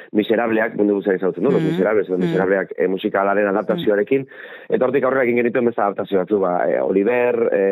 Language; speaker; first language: Basque; native; Basque